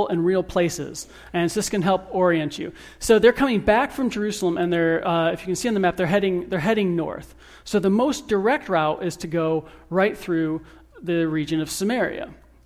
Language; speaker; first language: English; native; English